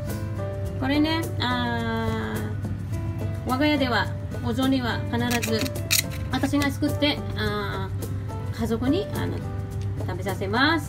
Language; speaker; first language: Japanese; non-native, fluent; Filipino